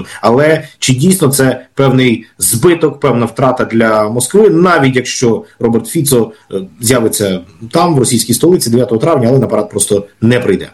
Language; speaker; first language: Ukrainian; native; Ukrainian